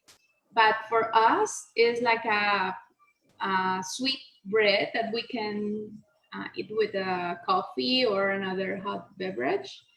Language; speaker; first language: English; non-native, learner; Spanish